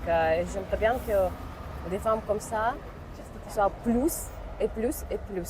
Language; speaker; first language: French; non-native, learner; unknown